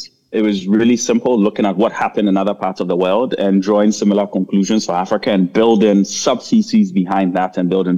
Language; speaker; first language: English; non-native, local second language; Akan